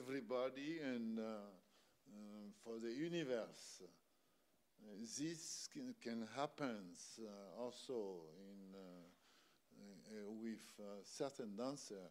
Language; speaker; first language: English; non-native, learner; French